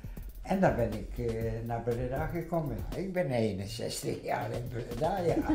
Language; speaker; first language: Dutch; non-native, fluent; Polish